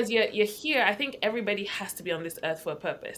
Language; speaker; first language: English; non-native, local second language; Akan